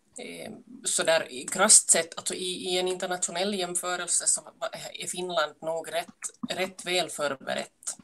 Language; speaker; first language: Swedish; native; Swedish